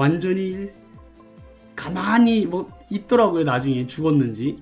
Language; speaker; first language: Korean; native; Korean